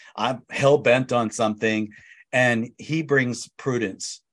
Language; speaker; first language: English; native; English